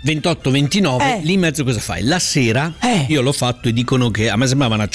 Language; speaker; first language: Italian; native; Italian